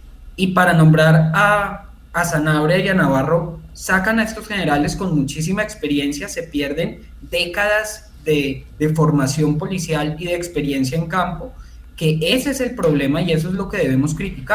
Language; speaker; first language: Spanish; native; Spanish